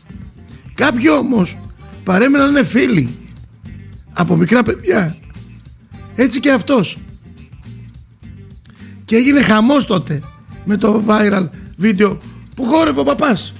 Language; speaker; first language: Greek; native; Greek